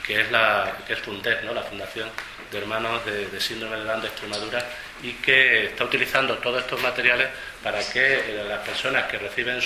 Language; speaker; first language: Spanish; native; Spanish